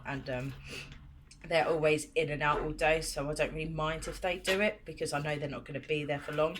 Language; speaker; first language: English; native; English